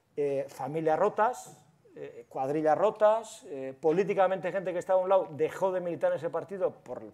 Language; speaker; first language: Spanish; native; Spanish